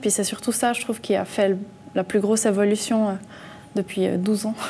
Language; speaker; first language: French; early bilingual, heritage; French